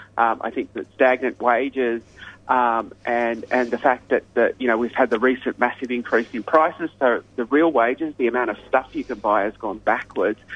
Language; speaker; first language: English; native; English